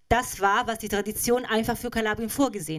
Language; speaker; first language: German; native; German